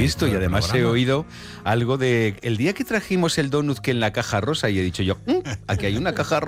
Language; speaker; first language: Spanish; native; Spanish